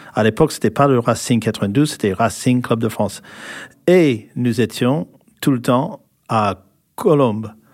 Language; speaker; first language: French; non-native, fluent; English